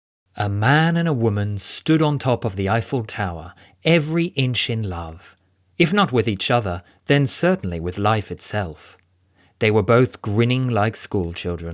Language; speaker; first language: English; native; English